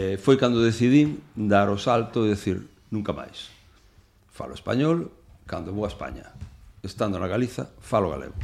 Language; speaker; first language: Galician; non-native, local second language; Spanish